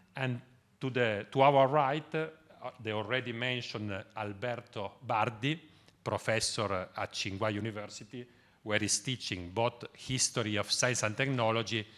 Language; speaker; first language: English; non-native, fluent; Italian